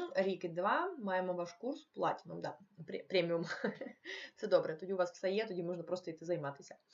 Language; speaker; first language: Ukrainian; non-native, local second language; Russian